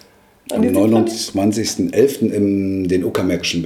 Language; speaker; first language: German; native; German